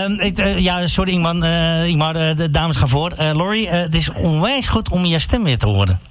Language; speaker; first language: Dutch; native; Dutch